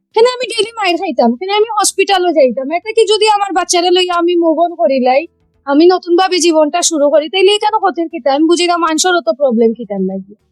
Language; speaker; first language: Bangla; non-native, local second language; Sylheti